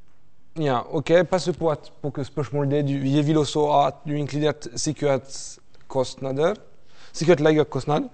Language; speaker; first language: Norwegian; non-native, fluent; French